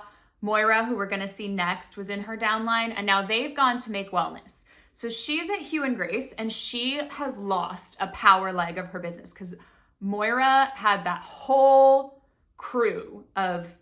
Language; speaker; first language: English; native; English